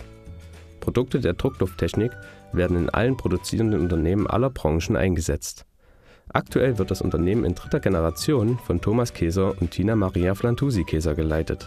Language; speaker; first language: German; native; German